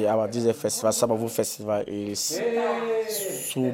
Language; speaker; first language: German; non-native, learner; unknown